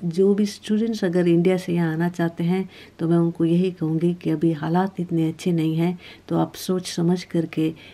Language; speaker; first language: Hindi; native; Hindi